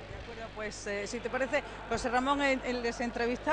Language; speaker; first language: Spanish; native; Spanish